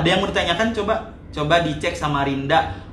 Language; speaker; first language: Indonesian; native; Indonesian